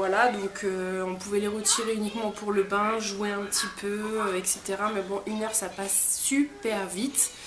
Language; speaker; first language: French; native; French